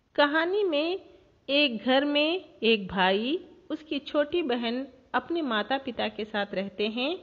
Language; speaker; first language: Hindi; non-native, local second language; Kannada